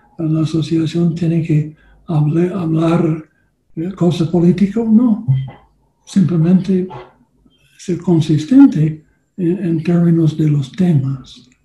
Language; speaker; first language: Spanish; non-native, learner; English